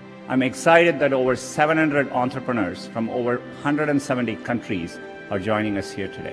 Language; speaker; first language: English; non-native, local second language; Tamil